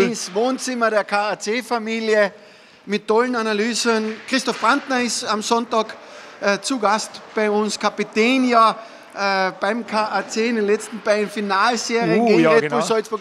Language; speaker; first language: German; native; German